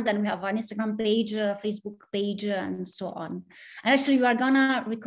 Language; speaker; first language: English; non-native, fluent; Italian